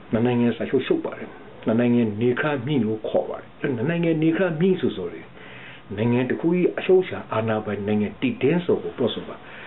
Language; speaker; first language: Burmese; native; Burmese